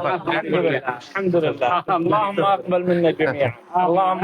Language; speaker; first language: Arabic; native; Arabic